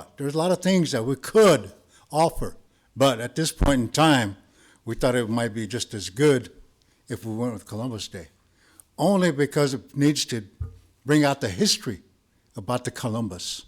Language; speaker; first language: English; early bilingual, other home language; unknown